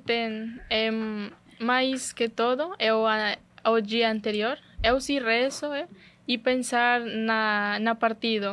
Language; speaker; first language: Portuguese; non-native, learner; Spanish